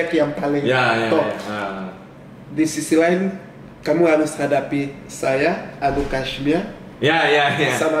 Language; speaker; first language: Indonesian; non-native, fluent; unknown